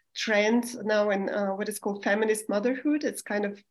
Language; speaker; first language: English; non-native, fluent; Russian